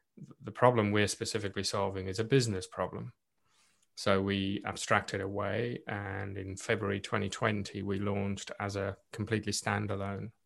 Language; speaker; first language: English; non-native, local second language; Afrikaans